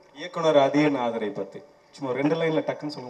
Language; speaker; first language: Tamil; native; Tamil